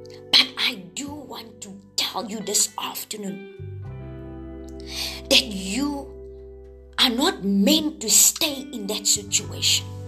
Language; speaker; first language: English; non-native, local second language; Afrikaans